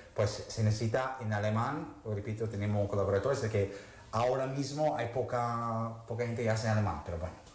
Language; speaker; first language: Spanish; non-native, fluent; English